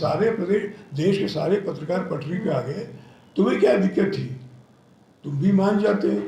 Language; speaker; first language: Hindi; non-native, local second language; Telugu